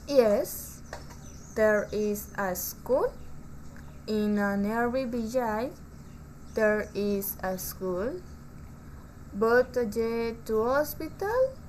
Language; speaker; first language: English; non-native, learner; Spanish